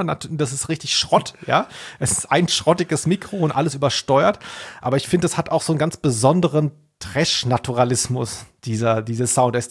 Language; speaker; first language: German; native; German